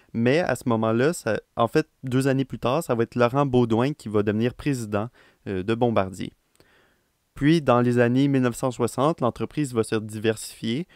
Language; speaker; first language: French; native; French